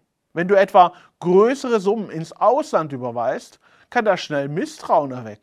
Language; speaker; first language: German; native; German